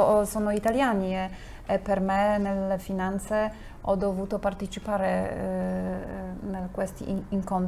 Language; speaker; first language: Italian; non-native, learner; Polish